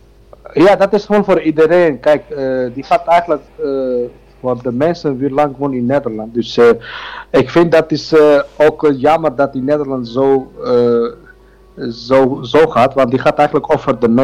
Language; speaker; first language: Dutch; non-native, fluent; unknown